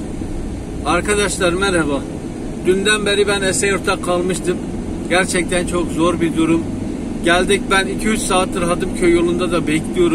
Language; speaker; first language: Turkish; native; Turkish